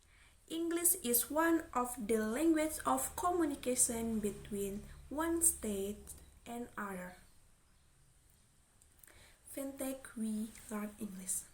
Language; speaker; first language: English; non-native, learner; Indonesian